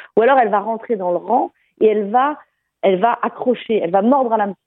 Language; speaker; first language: French; native; French